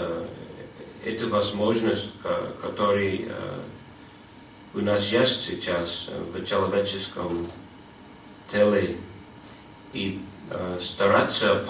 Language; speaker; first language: Russian; non-native, fluent; English